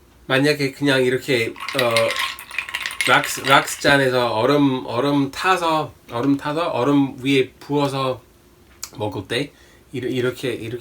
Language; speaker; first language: Korean; non-native, fluent; English